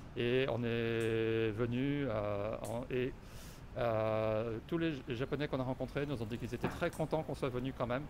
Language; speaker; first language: French; native; French